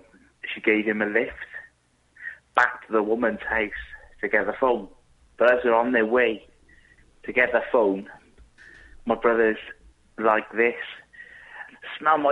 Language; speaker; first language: English; native; English